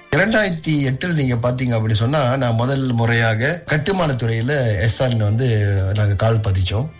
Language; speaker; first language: Tamil; native; Tamil